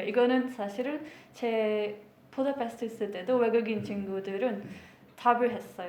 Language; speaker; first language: Korean; non-native, fluent; Hungarian